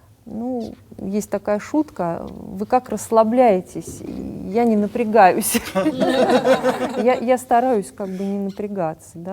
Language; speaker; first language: Russian; native; Russian